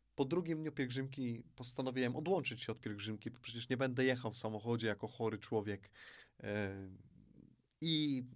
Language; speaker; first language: Polish; native; Polish